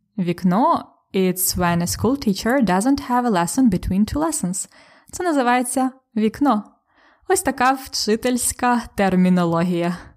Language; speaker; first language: Ukrainian; native; Ukrainian